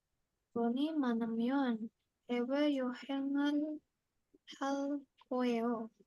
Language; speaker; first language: Korean; non-native, learner; Indonesian